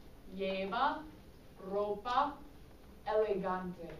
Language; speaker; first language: Spanish; non-native, fluent; English